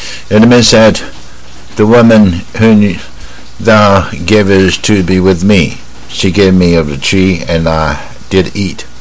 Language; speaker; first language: English; non-native, fluent; Chinese